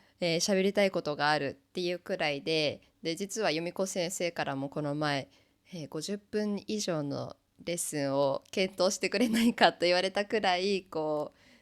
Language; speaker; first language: Japanese; native; Japanese